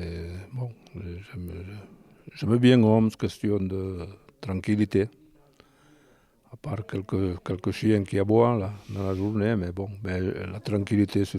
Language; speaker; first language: French; native; French